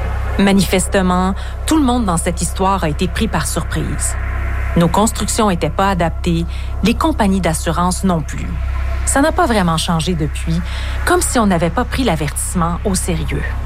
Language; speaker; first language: French; native; French